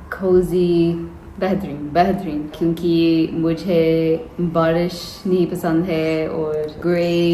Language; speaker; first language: Hindi; non-native, learner; English